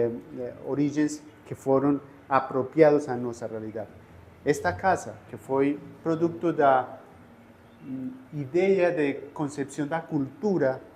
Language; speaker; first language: Portuguese; non-native, fluent; Spanish